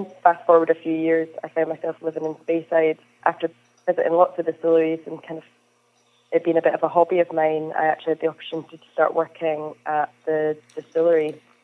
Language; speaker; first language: English; native; English